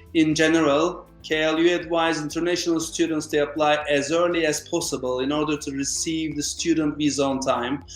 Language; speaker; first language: English; non-native, fluent; Turkish